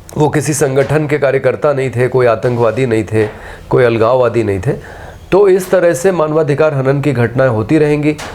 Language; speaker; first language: Hindi; native; Hindi